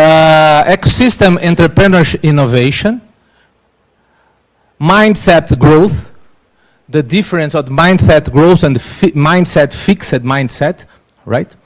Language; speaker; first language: English; non-native, learner; Portuguese